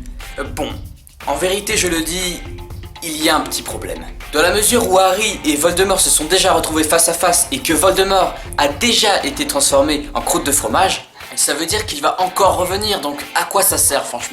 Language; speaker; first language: French; native; French